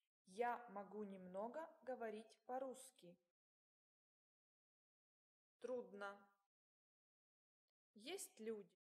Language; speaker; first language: Russian; non-native, learner; English